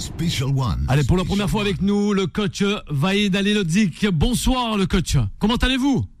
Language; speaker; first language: French; native; French